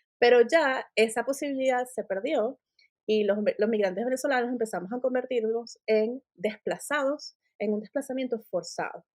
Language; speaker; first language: Spanish; native; Spanish